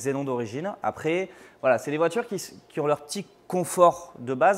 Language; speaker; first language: French; native; French